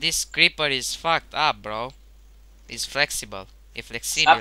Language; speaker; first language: English; non-native, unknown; Romanian